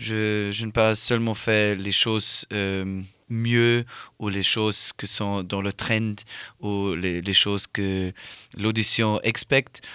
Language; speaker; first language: French; non-native, learner; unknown